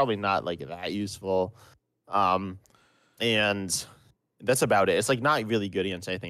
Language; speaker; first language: English; native; English